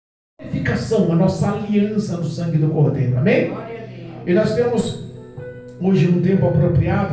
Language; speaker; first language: Portuguese; native; Portuguese